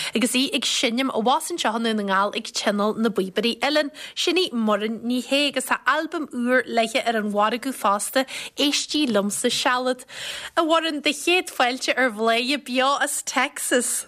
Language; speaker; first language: Irish; native; Irish